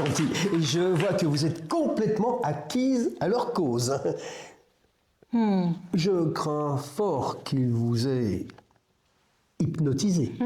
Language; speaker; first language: French; native; French